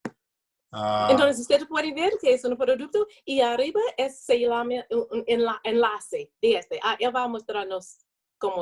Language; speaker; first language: Spanish; non-native, learner; English